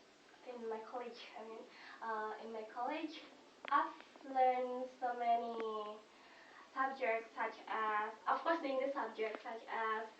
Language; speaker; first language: English; non-native, fluent; Indonesian